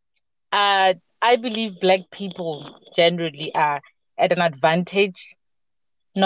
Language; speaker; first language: English; non-native, local second language; Southern Sotho